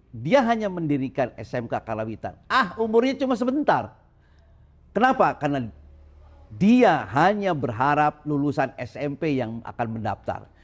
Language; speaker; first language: Indonesian; non-native, local second language; Sundanese